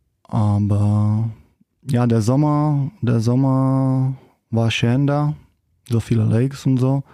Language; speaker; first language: German; non-native, learner; Czech